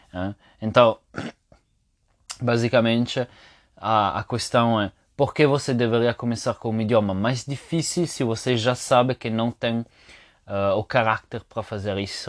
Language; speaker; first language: Portuguese; non-native, fluent; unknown